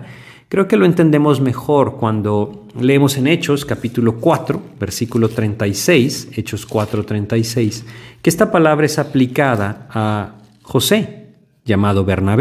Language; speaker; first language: Spanish; native; Spanish